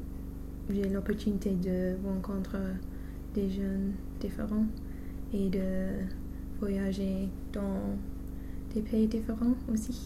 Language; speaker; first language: French; non-native, fluent; English